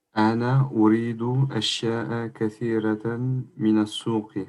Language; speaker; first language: Arabic; non-native, learner; French